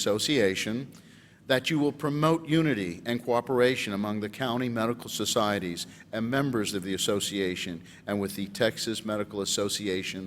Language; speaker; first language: English; native; English